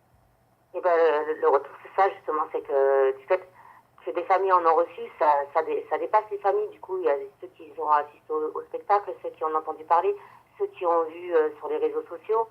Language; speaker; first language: French; native; French